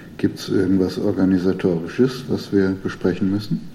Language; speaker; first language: German; native; German